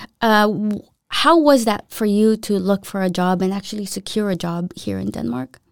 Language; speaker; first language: English; native; English